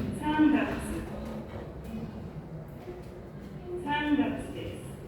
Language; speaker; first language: Japanese; non-native, learner; Indonesian